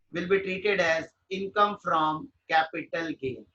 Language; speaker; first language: English; non-native, local second language; Hindi